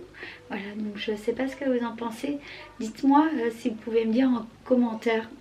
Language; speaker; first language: French; native; French